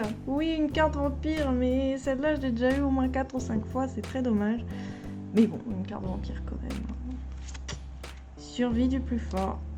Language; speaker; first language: French; native; French